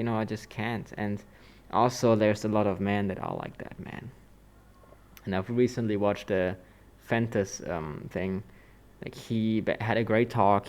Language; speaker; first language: English; non-native, fluent; German